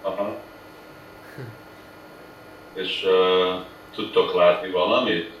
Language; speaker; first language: Hungarian; early bilingual, heritage; Hungarian